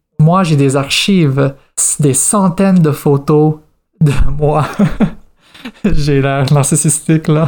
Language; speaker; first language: French; non-native, fluent; English